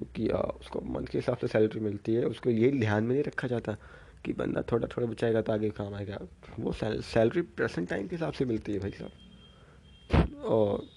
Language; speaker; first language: Hindi; native; Hindi